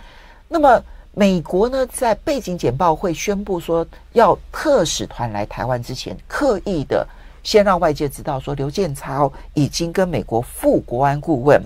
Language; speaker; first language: Chinese; native; Chinese